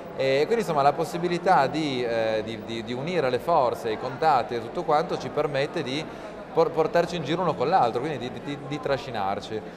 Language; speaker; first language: Italian; native; Italian